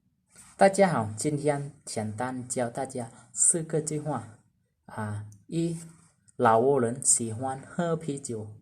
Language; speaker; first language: Chinese; non-native, fluent; Lao